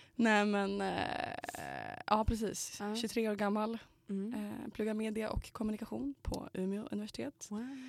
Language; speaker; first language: Swedish; native; Swedish